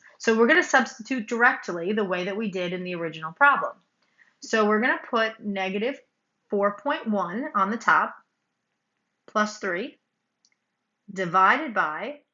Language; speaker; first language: English; native; English